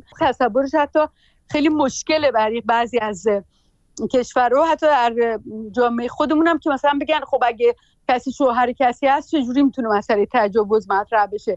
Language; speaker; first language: Persian; native; Persian